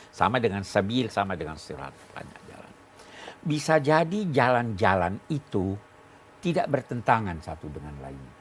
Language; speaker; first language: Indonesian; non-native, local second language; Buginese